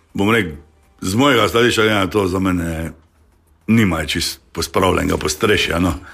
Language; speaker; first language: Slovenian; native; Slovenian